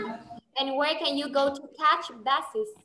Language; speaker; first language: English; non-native, fluent; Vietnamese